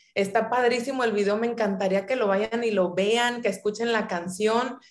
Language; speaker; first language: Spanish; native; Spanish